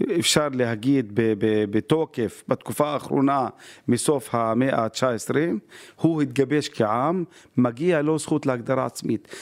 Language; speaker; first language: Hebrew; non-native, local second language; Arabic